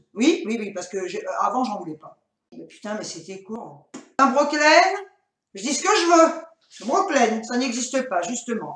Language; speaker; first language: French; native; French